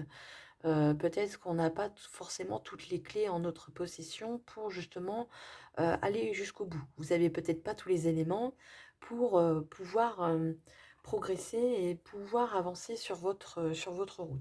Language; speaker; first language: French; native; French